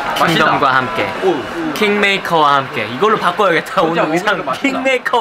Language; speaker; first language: Korean; native; Korean